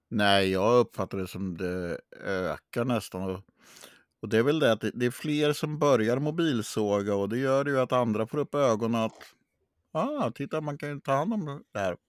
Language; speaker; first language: Swedish; native; Swedish